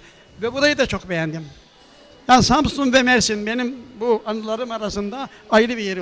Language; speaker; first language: Turkish; native; Turkish